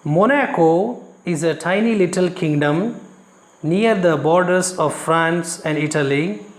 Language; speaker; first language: English; non-native, local second language; Kannada